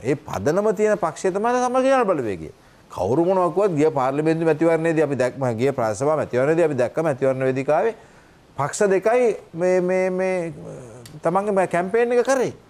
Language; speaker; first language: Sinhala; native; Sinhala